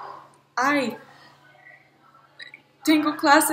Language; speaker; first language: Spanish; non-native, learner; English